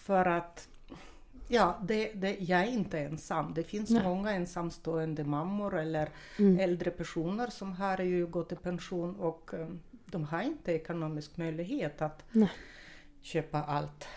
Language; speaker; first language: Swedish; non-native, fluent; Russian